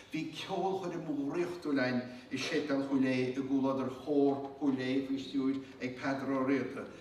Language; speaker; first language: Irish; native; Irish